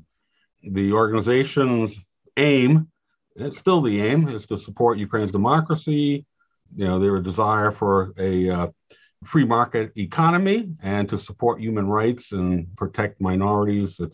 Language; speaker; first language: English; native; English